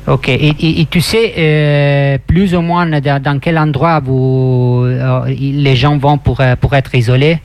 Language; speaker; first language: French; non-native, fluent; Italian